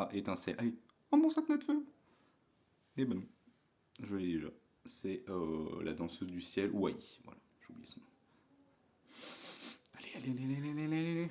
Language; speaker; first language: French; native; French